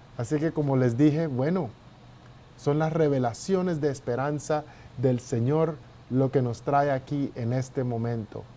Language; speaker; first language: Spanish; native; Spanish